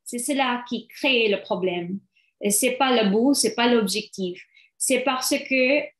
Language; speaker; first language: French; non-native, learner; English